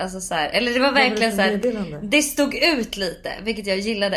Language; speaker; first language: Swedish; native; Swedish